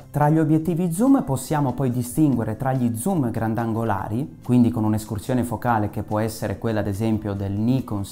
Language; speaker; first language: Italian; native; Italian